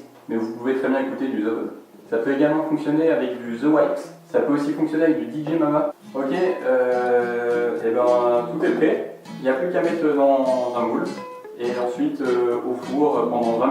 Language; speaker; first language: French; native; French